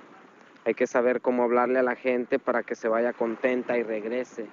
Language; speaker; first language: Spanish; native; Spanish